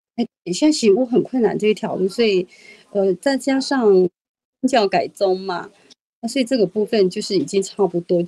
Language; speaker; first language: Chinese; non-native, local second language; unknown